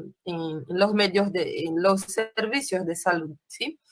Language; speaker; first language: Spanish; non-native, fluent; Portuguese